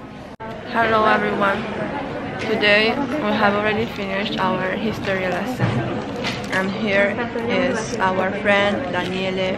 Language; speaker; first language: English; non-native, fluent; Chinese